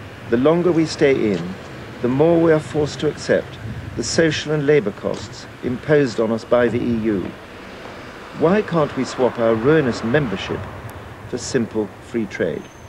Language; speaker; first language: English; native; English